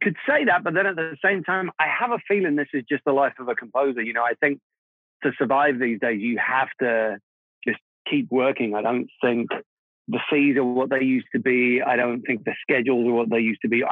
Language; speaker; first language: English; non-native, local second language; Czech